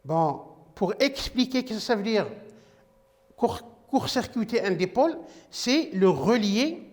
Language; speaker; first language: French; non-native, local second language; Arabic